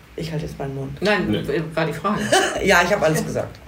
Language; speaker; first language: German; native; German